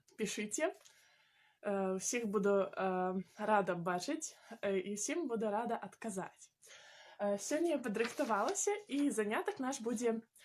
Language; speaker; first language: Belarusian; non-native, local second language; Russian